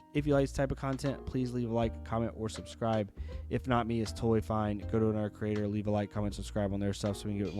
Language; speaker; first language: English; native; English